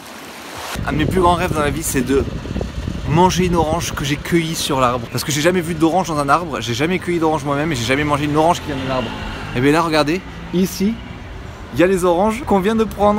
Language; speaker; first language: French; native; French